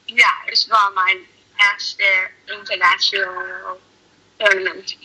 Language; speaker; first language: German; non-native, learner; English